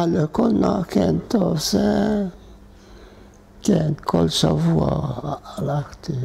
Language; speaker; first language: Hebrew; non-native, fluent; Hungarian